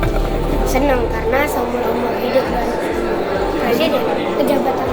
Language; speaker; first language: Indonesian; early bilingual, heritage; Indonesian